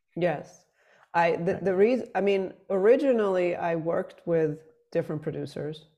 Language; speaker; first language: English; non-native, fluent; Swedish